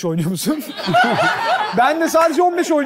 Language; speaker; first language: Turkish; native; Turkish